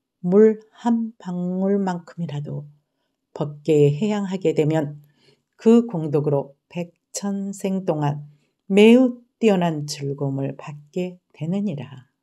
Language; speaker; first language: Korean; native; Korean